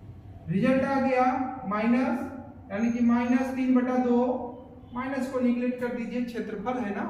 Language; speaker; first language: Hindi; native; Hindi